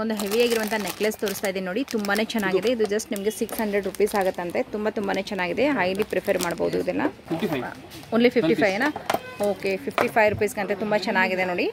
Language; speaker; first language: Kannada; native; Kannada